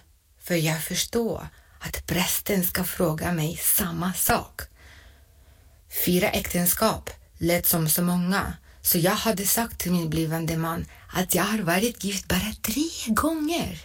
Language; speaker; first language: Swedish; non-native, fluent; Russian